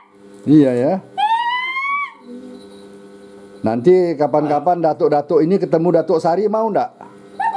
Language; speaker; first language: Indonesian; native; Indonesian